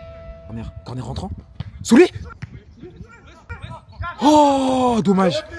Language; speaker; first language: French; native; French